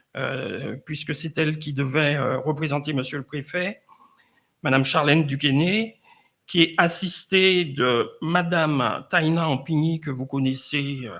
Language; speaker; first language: French; native; French